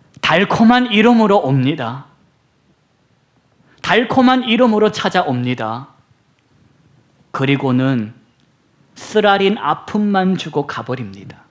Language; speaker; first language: Korean; native; Korean